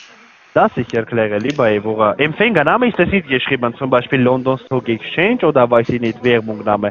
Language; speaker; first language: German; non-native, learner; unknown